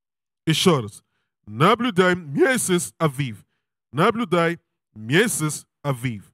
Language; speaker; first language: Russian; non-native, learner; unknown